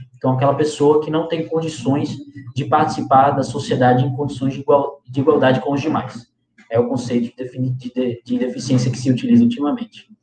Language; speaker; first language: Portuguese; native; Portuguese